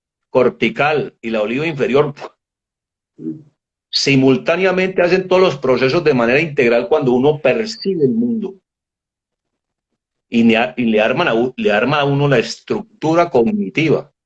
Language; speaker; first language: Spanish; native; Spanish